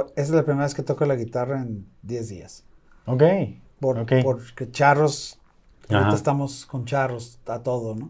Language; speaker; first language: Spanish; native; Spanish